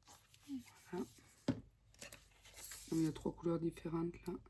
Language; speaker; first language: French; native; French